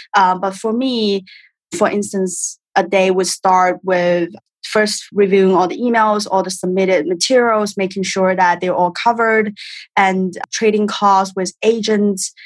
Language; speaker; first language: English; non-native, fluent; Chinese